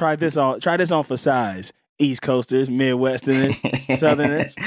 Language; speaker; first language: English; native; English